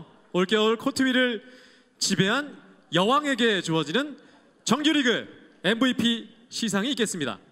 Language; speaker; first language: Korean; native; Korean